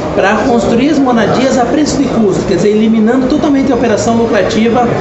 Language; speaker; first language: Portuguese; native; Portuguese